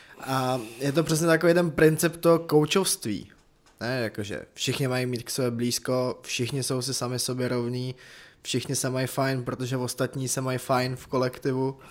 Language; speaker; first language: Czech; native; Czech